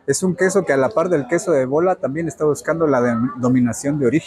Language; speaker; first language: Spanish; native; Spanish